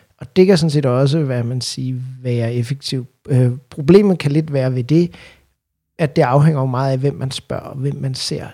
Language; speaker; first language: Danish; native; Danish